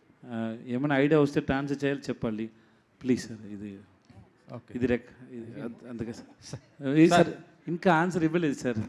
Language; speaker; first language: Telugu; non-native, learner; Tamil